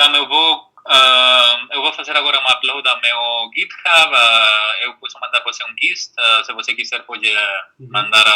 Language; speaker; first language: Portuguese; non-native, fluent; Spanish